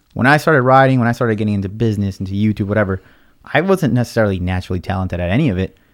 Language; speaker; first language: English; early bilingual, other home language; Spanish